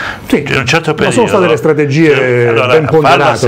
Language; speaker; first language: Italian; native; Italian